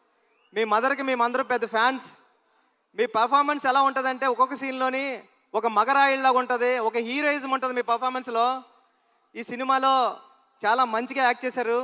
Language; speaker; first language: Telugu; native; Telugu